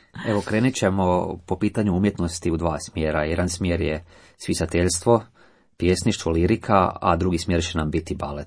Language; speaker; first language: Croatian; native; Croatian